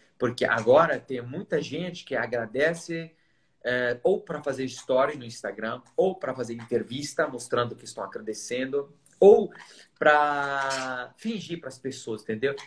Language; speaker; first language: Portuguese; non-native, fluent; Arabic